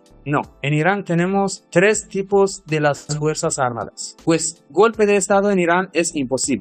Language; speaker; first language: Spanish; non-native, fluent; Persian